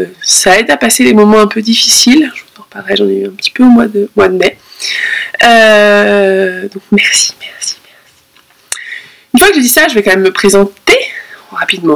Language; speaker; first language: French; native; French